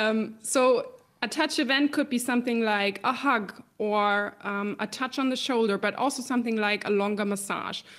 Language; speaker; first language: English; non-native, fluent; German